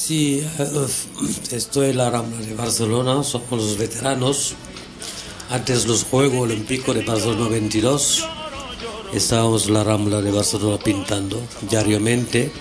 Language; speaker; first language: Spanish; non-native, fluent; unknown